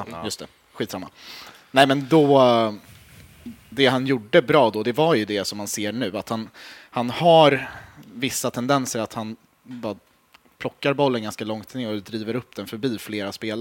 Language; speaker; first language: Swedish; native; Swedish